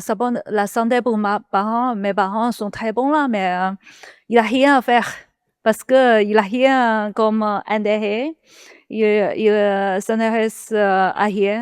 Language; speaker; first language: French; non-native, learner; Chinese